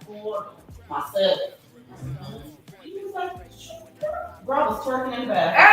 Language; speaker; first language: English; native; English